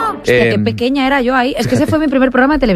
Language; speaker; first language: Spanish; native; Spanish